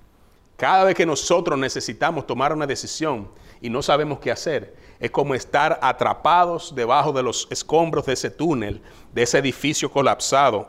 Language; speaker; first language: Spanish; native; Spanish